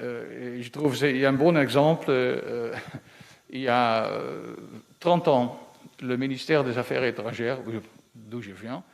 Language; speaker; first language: French; non-native, fluent; Dutch